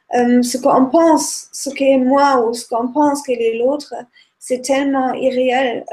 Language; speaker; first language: French; non-native, fluent; German